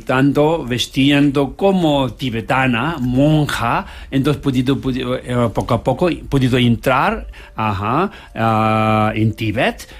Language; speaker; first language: Spanish; non-native, learner; Tibetan